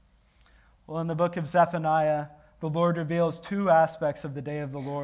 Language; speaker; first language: English; native; English